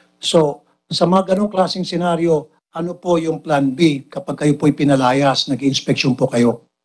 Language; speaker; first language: Filipino; native; Filipino